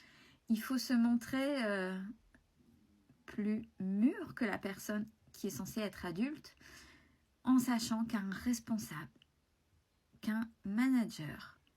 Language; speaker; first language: French; native; French